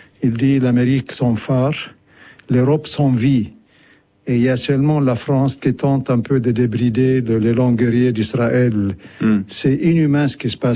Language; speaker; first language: French; non-native, local second language; Arabic